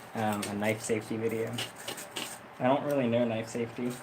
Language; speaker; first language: English; native; English